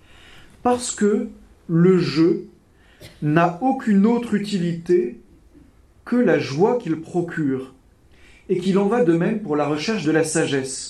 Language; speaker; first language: French; native; French